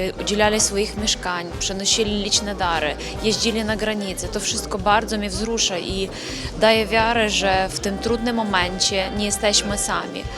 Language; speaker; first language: Polish; non-native, fluent; Ukrainian